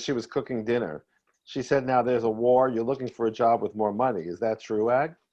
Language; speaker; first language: English; native; English